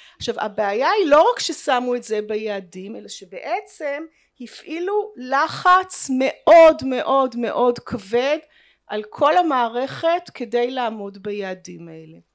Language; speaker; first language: Hebrew; native; Hebrew